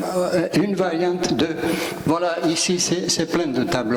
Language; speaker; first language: French; non-native, learner; Romanian